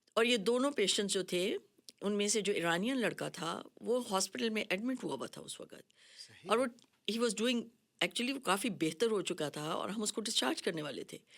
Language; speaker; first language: Urdu; native; Urdu